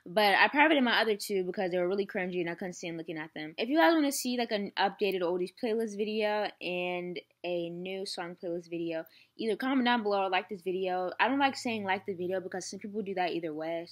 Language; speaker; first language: English; native; English